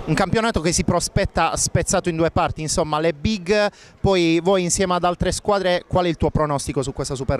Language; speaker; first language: Italian; native; Italian